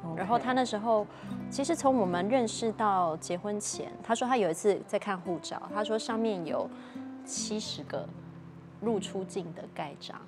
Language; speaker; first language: Chinese; native; Chinese